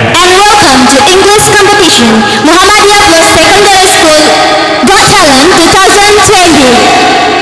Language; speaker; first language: English; non-native, learner; Indonesian